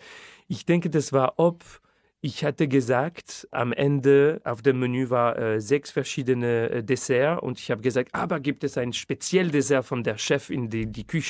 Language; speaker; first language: German; non-native, fluent; French